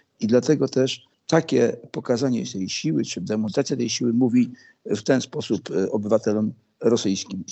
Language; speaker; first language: Polish; native; Polish